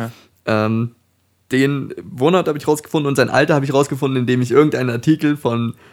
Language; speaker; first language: German; native; German